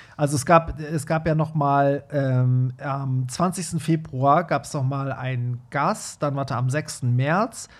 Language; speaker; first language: German; early bilingual, other home language; Persian